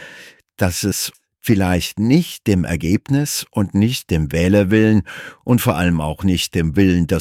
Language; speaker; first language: German; native; German